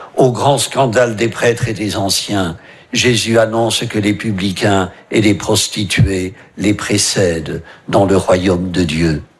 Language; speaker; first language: French; native; French